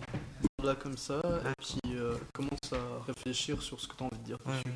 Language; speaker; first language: French; native; French